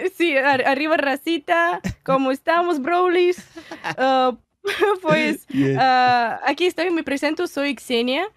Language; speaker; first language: Spanish; non-native, fluent; Russian